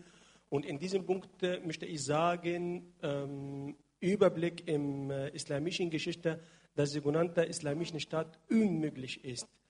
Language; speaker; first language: German; non-native, learner; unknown